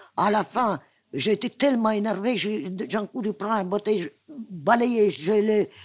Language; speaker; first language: French; non-native, fluent; Russian